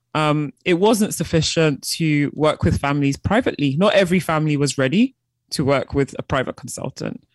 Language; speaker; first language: English; early bilingual, other home language; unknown